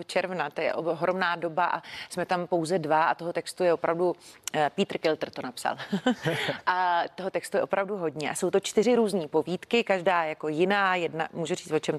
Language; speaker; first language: Czech; native; Czech